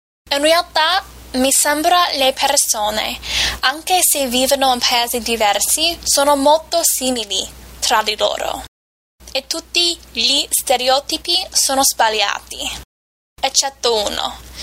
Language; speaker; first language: Italian; non-native, fluent; English